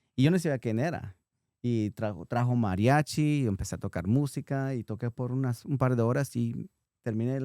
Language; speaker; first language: Spanish; early bilingual, heritage; Spanish